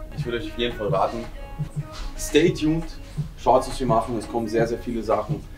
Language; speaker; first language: German; early bilingual, other home language; Serbian